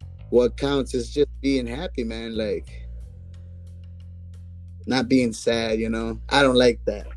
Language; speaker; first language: English; non-native, fluent; Spanish